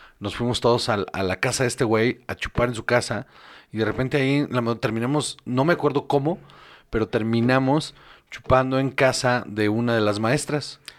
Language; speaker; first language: Spanish; native; Spanish